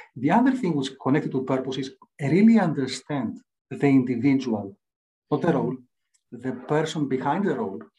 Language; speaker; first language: English; non-native, fluent; Greek